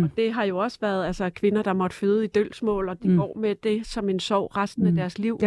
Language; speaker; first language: Danish; native; Danish